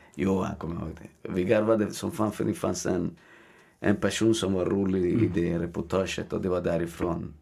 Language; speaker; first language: Swedish; early bilingual, other home language; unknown